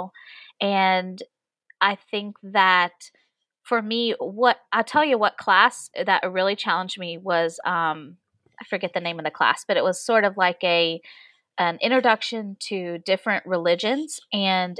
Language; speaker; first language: English; native; English